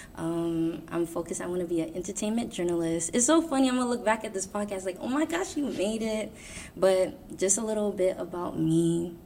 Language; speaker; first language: English; native; English